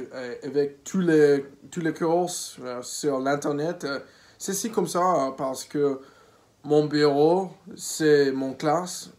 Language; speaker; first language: French; non-native, learner; English